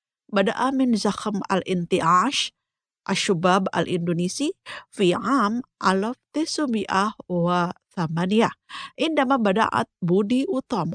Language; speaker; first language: Arabic; non-native, fluent; Indonesian